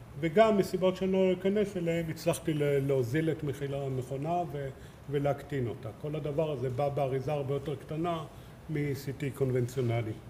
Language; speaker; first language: Hebrew; native; Hebrew